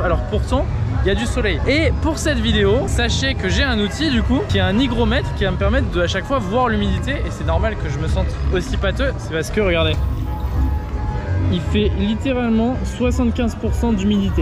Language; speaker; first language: French; native; French